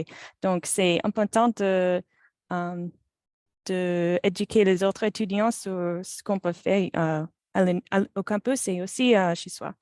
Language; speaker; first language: French; non-native, fluent; English